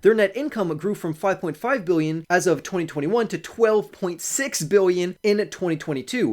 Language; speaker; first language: English; native; English